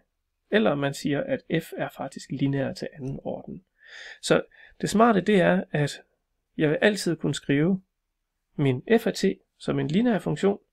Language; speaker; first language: Danish; native; Danish